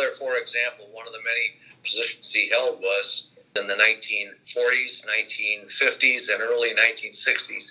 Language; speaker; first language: English; native; English